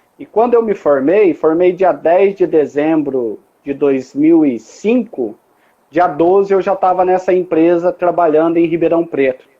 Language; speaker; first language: Portuguese; native; Portuguese